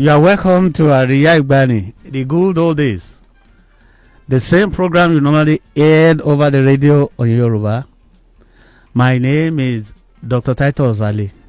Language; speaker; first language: English; non-native, local second language; Yoruba